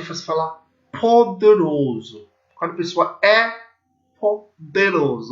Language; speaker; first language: Portuguese; non-native, learner; English